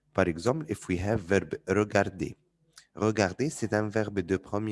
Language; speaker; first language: French; non-native, fluent; Arabic